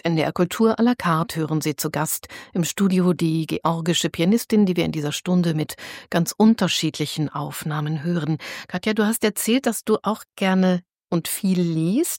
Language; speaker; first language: German; native; German